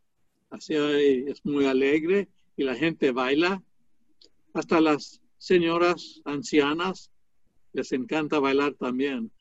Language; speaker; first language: Spanish; non-native, fluent; English